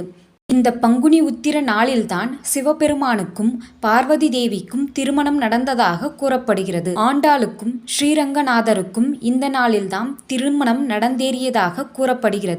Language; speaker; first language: Tamil; native; Tamil